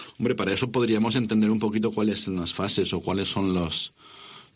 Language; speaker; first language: Spanish; native; Spanish